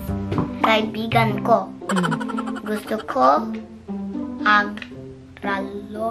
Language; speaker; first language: Filipino; early bilingual, heritage; Filipino